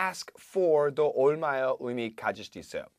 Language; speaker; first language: Korean; non-native, fluent; English